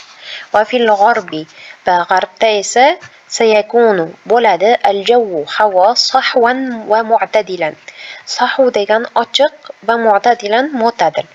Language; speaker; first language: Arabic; non-native, fluent; Uzbek